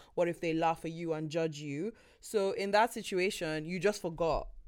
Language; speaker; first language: English; non-native, local second language; Yoruba